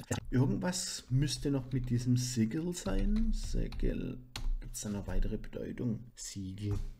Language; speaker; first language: German; native; German